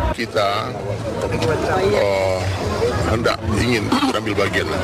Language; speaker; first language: Indonesian; native; Indonesian